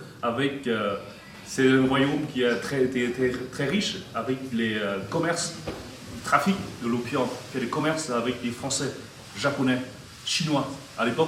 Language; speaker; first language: French; non-native, fluent; Vietnamese